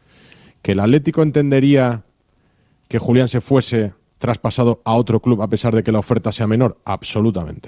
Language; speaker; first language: Spanish; native; Spanish